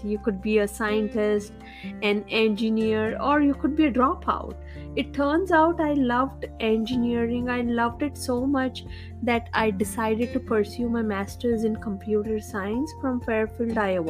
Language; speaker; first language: English; non-native, local second language; Hindi